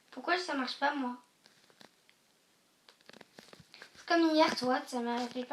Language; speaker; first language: French; native; French